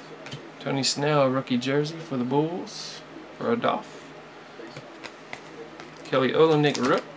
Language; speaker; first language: English; native; English